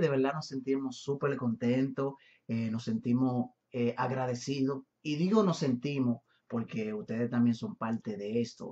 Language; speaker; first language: Spanish; native; Spanish